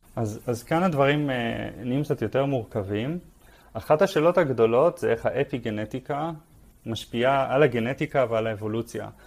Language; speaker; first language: Hebrew; native; Hebrew